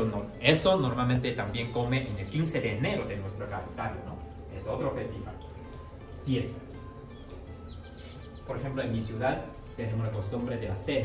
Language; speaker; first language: Spanish; non-native, fluent; Chinese